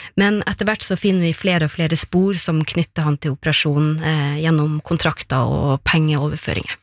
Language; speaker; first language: Norwegian; native; Norwegian